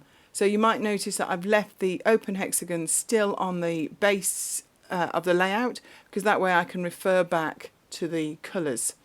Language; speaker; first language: English; native; English